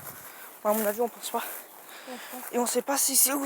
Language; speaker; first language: French; native; French